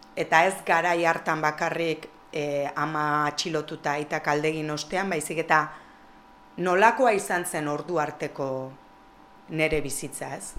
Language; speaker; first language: Basque; native; Basque